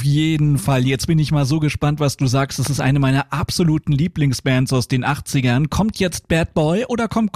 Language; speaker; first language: German; native; German